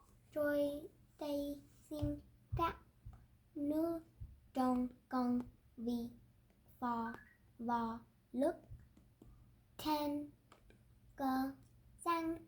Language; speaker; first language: Vietnamese; non-native, learner; English